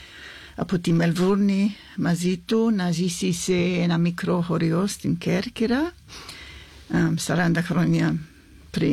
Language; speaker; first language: Greek; non-native, fluent; English